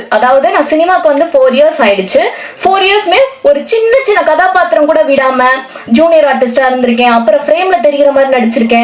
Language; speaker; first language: Tamil; native; Tamil